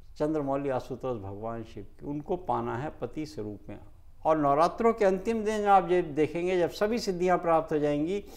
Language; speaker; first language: Hindi; native; Hindi